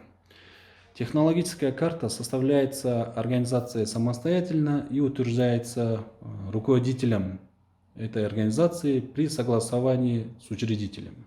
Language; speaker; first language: Russian; non-native, local second language; Kyrgyz